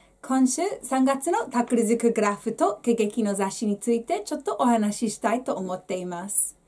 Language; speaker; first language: Japanese; non-native, fluent; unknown